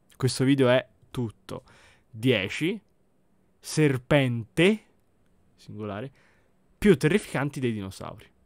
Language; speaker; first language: Italian; native; Italian